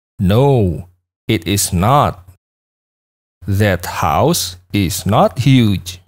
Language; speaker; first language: English; non-native, fluent; Indonesian